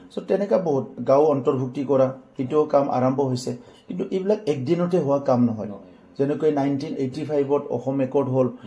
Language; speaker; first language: Assamese; non-native, local second language; Bodo